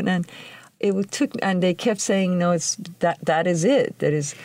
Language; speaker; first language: English; non-native, fluent; Persian